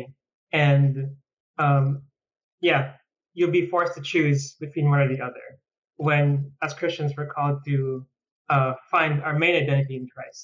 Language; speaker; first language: English; non-native, local second language; Filipino